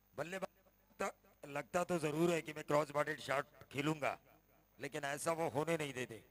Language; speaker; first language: Hindi; non-native, local second language; Marathi